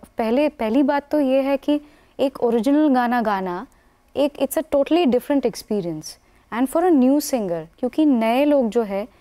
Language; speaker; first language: Hindi; non-native, local second language; Bangla